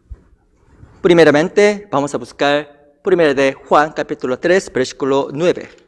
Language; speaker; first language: Spanish; non-native, fluent; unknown